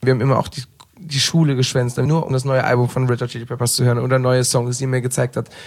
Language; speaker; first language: German; early bilingual, heritage; German